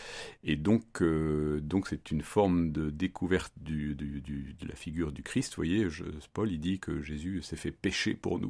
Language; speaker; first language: French; native; French